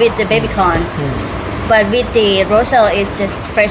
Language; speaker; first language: English; non-native, learner; Thai